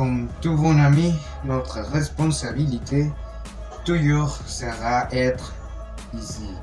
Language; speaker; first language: French; non-native, learner; Spanish